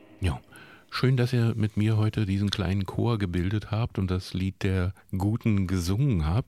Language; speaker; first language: German; native; German